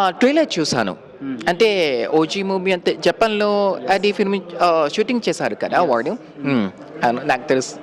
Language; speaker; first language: Telugu; non-native, learner; Japanese